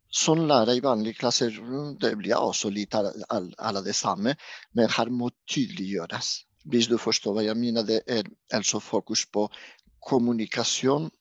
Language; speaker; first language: Norwegian; non-native, fluent; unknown